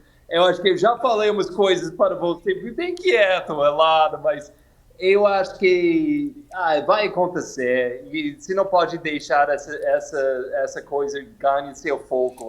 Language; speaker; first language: Portuguese; non-native, fluent; English